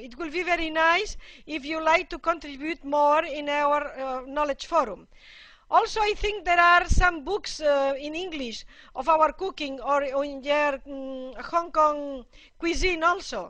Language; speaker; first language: English; non-native, fluent; Catalan